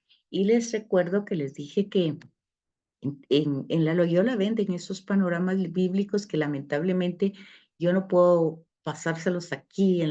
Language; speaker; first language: Spanish; native; Spanish